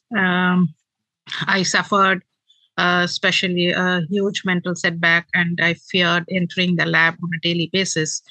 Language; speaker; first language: English; non-native, local second language; Bangla